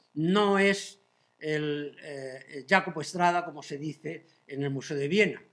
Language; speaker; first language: Spanish; native; Spanish